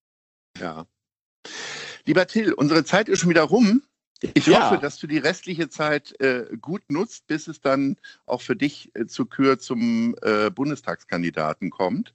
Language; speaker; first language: German; native; German